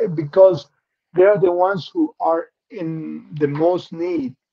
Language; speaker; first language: English; non-native, fluent; Spanish